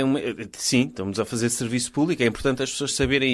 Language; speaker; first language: Portuguese; native; Portuguese